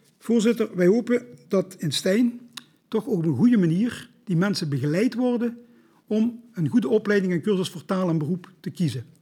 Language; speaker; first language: Dutch; native; Dutch